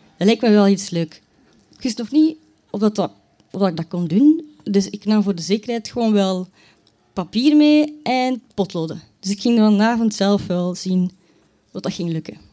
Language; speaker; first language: Dutch; native; Dutch